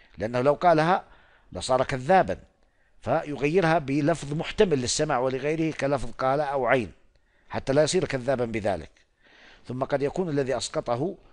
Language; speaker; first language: Arabic; non-native, fluent; Oromo